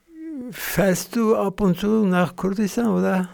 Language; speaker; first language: German; non-native, fluent; Central Kurdish